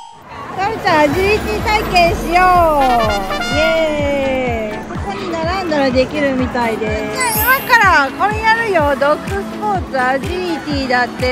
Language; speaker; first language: Japanese; native; Japanese